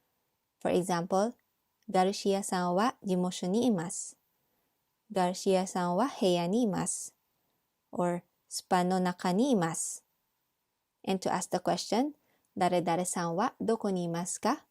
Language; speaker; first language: Japanese; non-native, learner; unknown